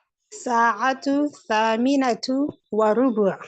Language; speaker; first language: Arabic; non-native, learner; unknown